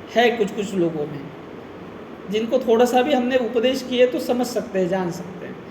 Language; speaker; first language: Hindi; non-native, local second language; Marathi